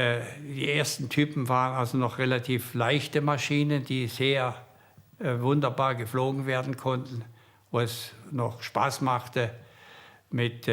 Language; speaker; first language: German; native; German